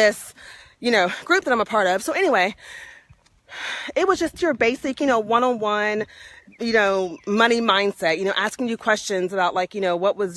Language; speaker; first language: English; native; English